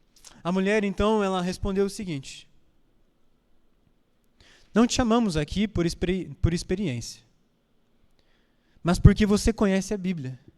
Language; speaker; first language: Portuguese; native; Portuguese